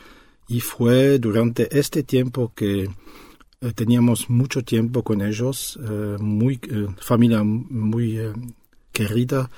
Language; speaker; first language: Spanish; non-native, fluent; French